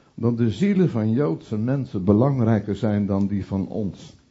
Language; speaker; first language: Dutch; native; Dutch